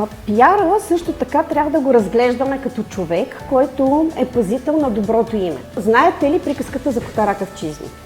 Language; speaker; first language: Bulgarian; native; Bulgarian